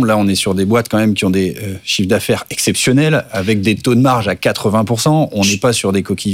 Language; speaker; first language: French; native; French